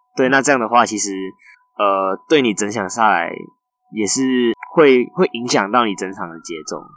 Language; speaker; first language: Chinese; non-native, fluent; Cantonese